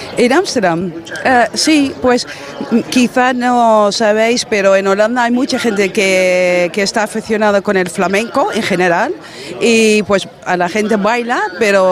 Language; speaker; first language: Spanish; non-native, fluent; Dutch